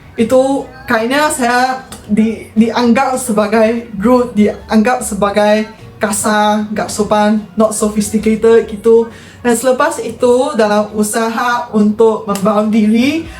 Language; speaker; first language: Indonesian; non-native, fluent; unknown